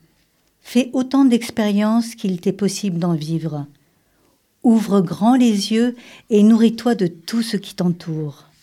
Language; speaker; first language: French; native; French